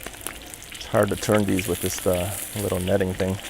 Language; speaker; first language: English; native; English